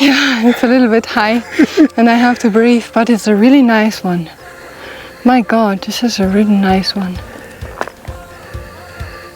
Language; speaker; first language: English; non-native, learner; German